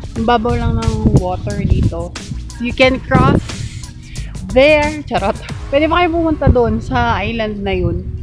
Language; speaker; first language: Filipino; non-native, local second language; Pangasinan